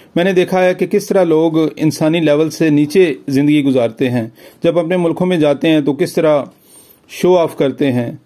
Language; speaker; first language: Urdu; non-native, local second language; Pahari-Potwari